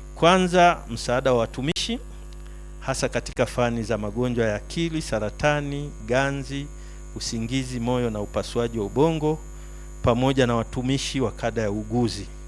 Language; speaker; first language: Swahili; native; Swahili